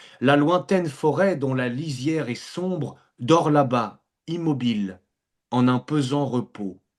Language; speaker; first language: French; native; French